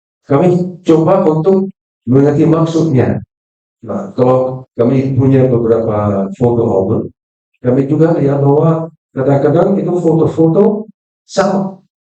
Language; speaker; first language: Indonesian; non-native, fluent; Dutch